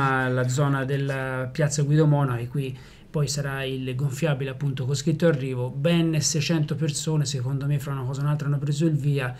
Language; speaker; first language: Italian; native; Italian